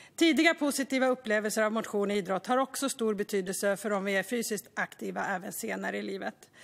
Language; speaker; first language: Swedish; native; Swedish